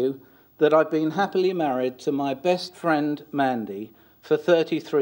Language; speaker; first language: English; native; English